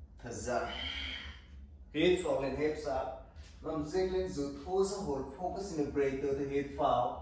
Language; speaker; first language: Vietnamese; non-native, learner; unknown